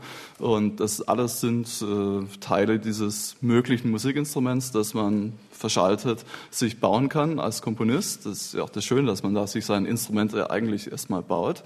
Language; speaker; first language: German; native; German